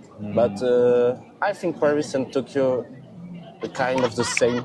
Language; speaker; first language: English; non-native, fluent; French